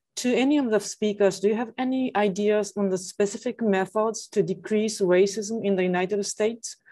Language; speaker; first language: English; non-native, fluent; Japanese